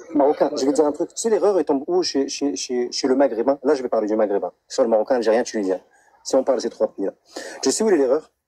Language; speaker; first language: French; non-native, local second language; Arabic